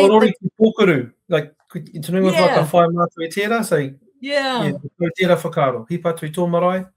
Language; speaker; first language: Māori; non-native, local second language; English